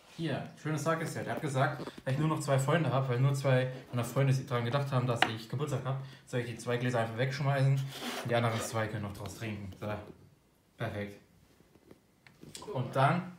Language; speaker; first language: German; native; German